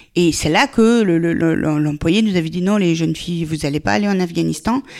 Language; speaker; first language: French; early bilingual, other home language; Persian